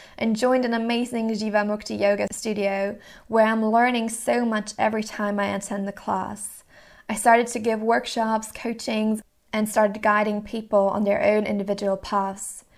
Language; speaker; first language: English; non-native, fluent; German